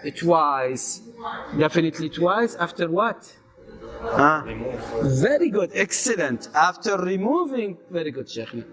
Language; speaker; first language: English; non-native, fluent; Arabic